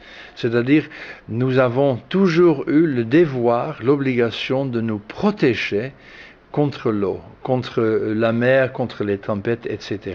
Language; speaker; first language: French; non-native, fluent; Dutch